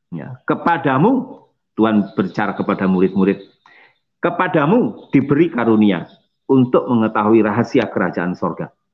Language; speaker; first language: Indonesian; non-native, local second language; Javanese